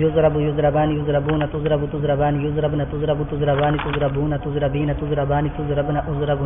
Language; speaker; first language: Arabic; non-native, learner; Urdu